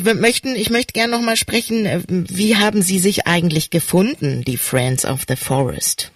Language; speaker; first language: German; native; German